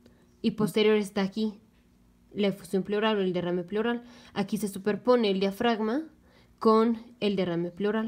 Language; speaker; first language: Spanish; native; Spanish